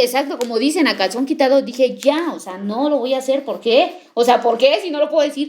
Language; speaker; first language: Spanish; native; Spanish